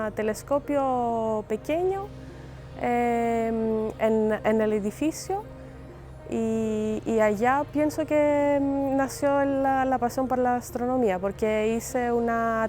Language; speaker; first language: Spanish; non-native, fluent; Greek